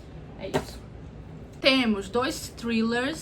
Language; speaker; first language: Portuguese; native; Portuguese